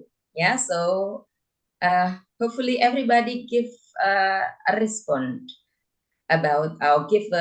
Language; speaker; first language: English; non-native, fluent; Indonesian